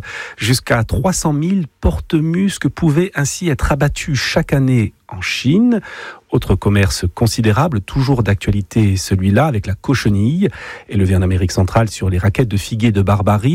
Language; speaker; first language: French; native; French